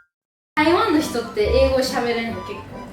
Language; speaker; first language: Japanese; native; Japanese